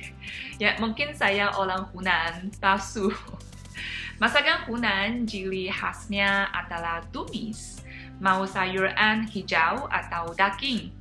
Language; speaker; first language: Indonesian; non-native, fluent; Chinese